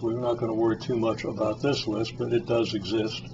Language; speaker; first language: English; native; English